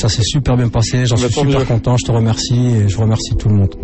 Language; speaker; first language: French; native; French